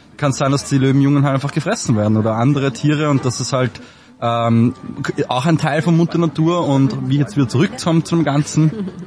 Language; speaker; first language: German; native; German